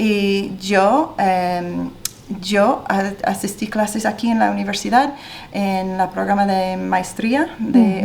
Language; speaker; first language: Spanish; non-native, fluent; English